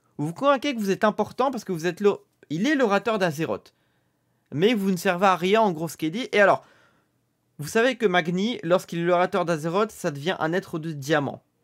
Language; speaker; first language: French; native; French